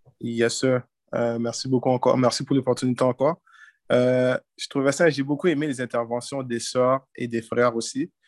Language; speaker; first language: French; early bilingual, other home language; Haitian Creole